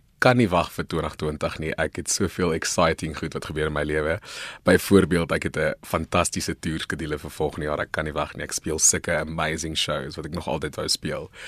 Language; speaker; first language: Afrikaans; non-native, local second language; Northern Sotho